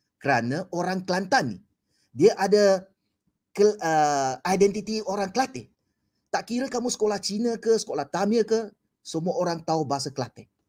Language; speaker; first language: Malay; non-native, local second language; Chinese